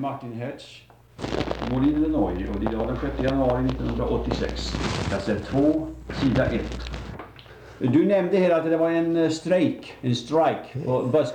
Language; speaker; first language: Swedish; native; Swedish